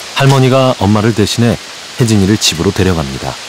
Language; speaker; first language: Korean; native; Korean